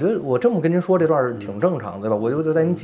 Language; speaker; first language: Chinese; native; Chinese